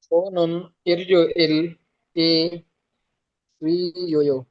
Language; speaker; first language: Korean; non-native, learner; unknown